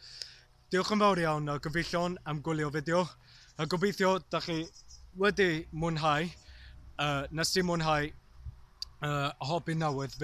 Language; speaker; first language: Welsh; non-native, learner; English